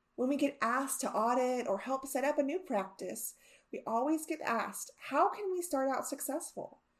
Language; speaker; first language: English; native; English